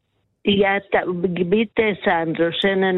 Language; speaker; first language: German; non-native, learner; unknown